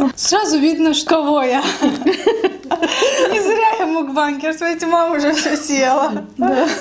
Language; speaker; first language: Russian; native; Russian